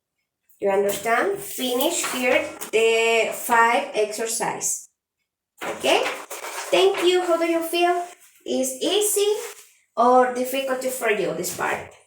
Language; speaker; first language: English; non-native, learner; Spanish